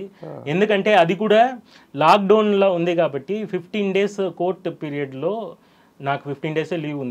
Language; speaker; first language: Telugu; non-native, fluent; Tamil